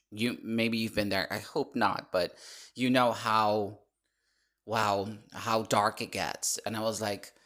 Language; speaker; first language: English; non-native, fluent; Dutch